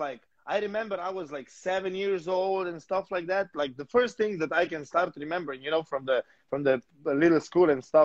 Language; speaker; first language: English; non-native, fluent; Slovenian